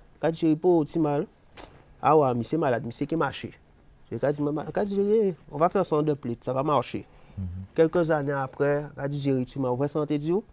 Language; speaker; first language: French; native; French